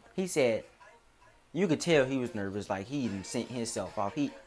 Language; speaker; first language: English; native; English